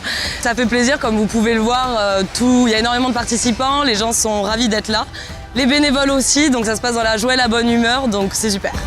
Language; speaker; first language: French; native; French